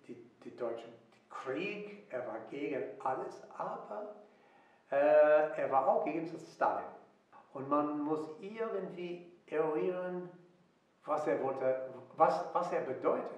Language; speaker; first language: German; non-native, fluent; English